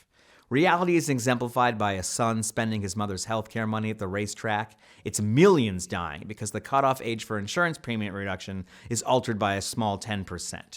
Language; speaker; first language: English; native; English